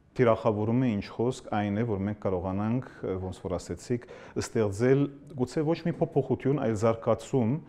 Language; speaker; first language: Armenian; early bilingual, heritage; Armenian